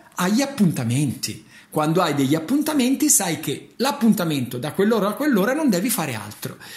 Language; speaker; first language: Italian; native; Italian